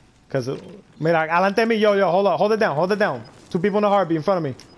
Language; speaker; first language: English; early bilingual, other home language; Spanish